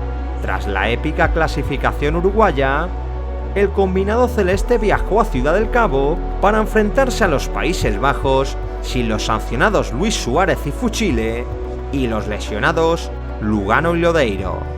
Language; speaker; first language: Spanish; native; Spanish